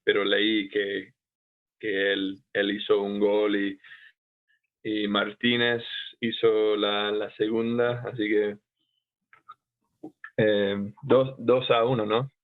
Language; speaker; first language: Spanish; non-native, fluent; English